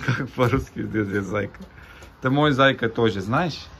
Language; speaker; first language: Russian; non-native, learner; Turkish